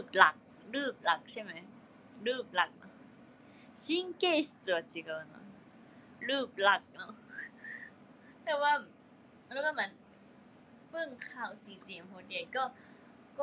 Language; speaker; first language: Thai; non-native, fluent; Japanese